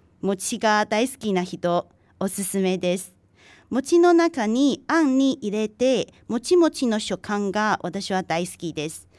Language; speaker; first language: Japanese; non-native, fluent; Chinese